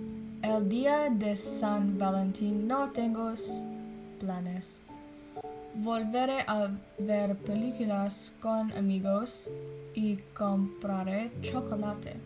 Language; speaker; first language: Spanish; non-native, learner; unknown